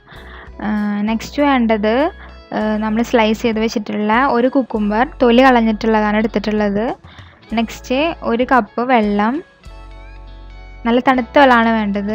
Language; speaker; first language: Malayalam; native; Malayalam